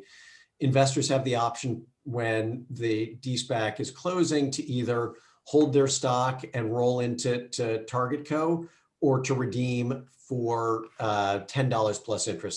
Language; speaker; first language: English; native; English